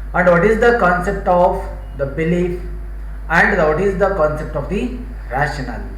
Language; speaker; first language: English; non-native, local second language; Kannada